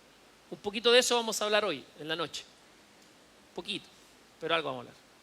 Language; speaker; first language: Spanish; native; Spanish